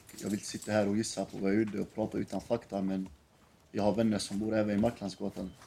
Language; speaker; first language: Swedish; early bilingual, other home language; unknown